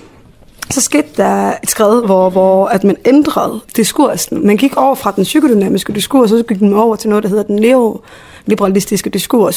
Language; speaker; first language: Danish; early bilingual, other home language; Somali